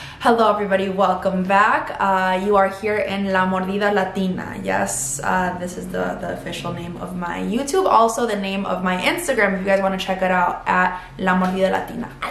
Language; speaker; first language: English; early bilingual, other home language; Spanish